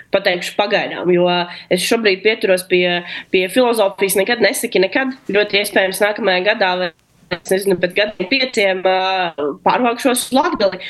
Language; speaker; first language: Latvian; non-native, local second language; Russian